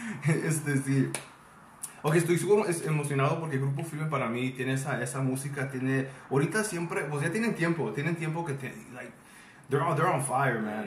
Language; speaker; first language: Spanish; early bilingual, heritage; Spanish